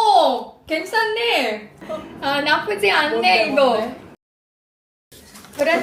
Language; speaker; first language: Korean; non-native, fluent; Filipino